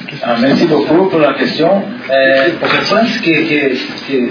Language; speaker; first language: French; non-native, learner; Portuguese